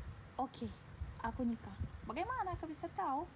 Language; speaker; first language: Indonesian; non-native, learner; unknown